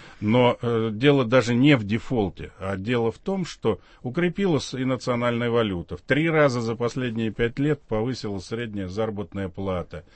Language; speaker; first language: Russian; native; Russian